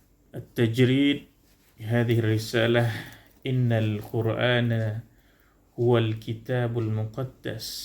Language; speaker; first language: Arabic; non-native, learner; Indonesian